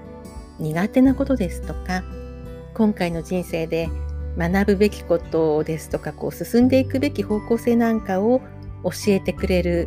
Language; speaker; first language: Japanese; native; Japanese